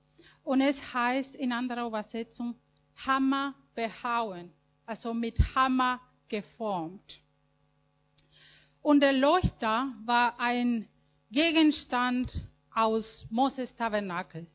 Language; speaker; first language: German; non-native, fluent; Spanish